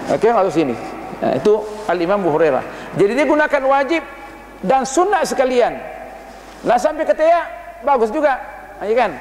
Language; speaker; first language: Malay; non-native, fluent; Arabic